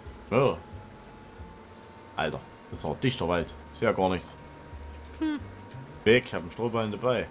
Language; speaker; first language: German; native; German